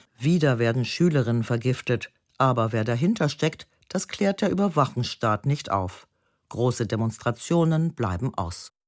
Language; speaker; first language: German; native; German